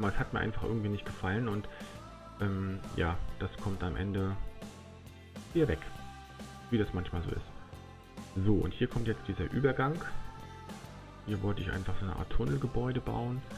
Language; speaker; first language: German; native; German